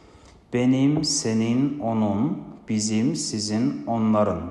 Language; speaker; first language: Turkish; non-native, fluent; Kazakh